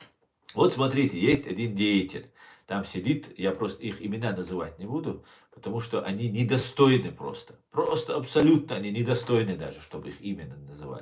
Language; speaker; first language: Russian; non-native, local second language; Chechen